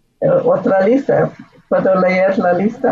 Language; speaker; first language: Spanish; non-native, fluent; English